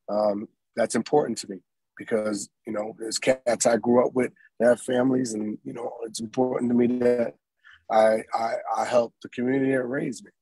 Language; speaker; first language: English; native; English